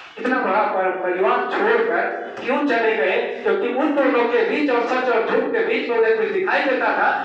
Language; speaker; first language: Hindi; native; Hindi